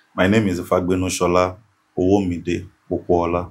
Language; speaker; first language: English; non-native, local second language; Yoruba